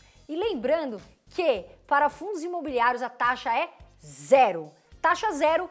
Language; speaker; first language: Portuguese; native; Portuguese